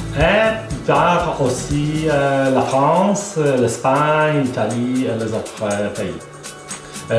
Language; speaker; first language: French; non-native, fluent; Polish